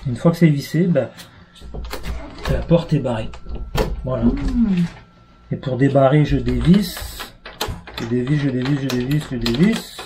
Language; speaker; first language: French; native; French